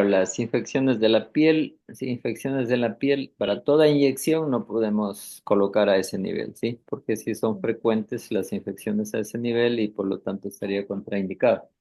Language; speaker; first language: Spanish; native; Spanish